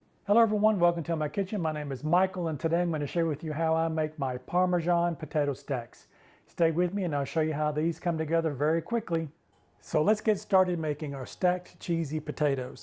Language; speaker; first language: English; native; English